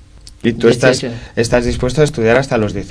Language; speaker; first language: Spanish; native; Spanish